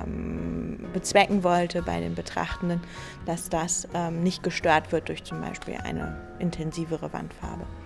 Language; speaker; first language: German; native; German